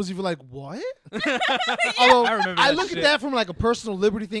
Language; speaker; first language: English; native; English